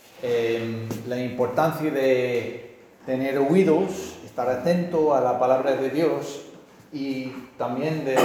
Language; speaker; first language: Spanish; non-native, fluent; English